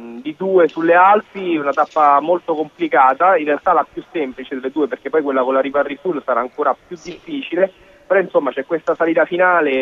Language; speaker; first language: Italian; native; Italian